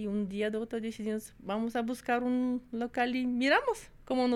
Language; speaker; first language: Spanish; non-native, fluent; Russian